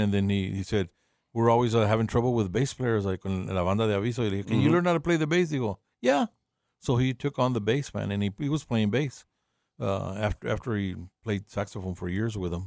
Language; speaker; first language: English; early bilingual, other home language; Spanish